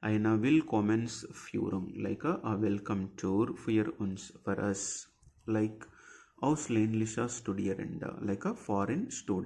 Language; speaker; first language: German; non-native, fluent; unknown